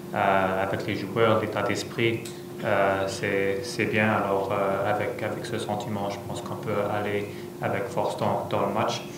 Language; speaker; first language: French; non-native, fluent; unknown